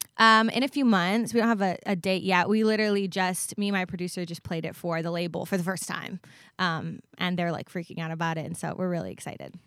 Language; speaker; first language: English; native; English